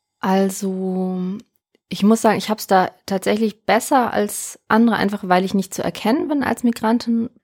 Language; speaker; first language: German; early bilingual, other home language; Russian